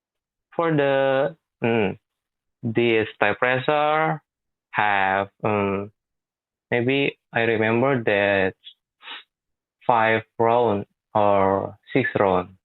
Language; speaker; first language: English; non-native, learner; Indonesian